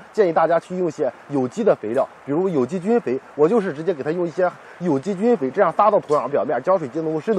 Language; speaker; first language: Chinese; native; Chinese